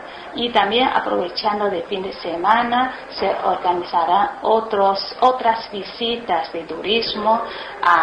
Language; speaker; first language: Spanish; non-native, learner; Chinese